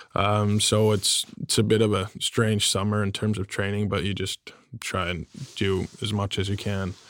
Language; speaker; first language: English; non-native, fluent; German